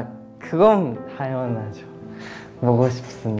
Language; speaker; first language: Korean; non-native, fluent; Japanese